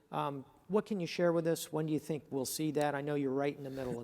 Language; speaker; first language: English; native; English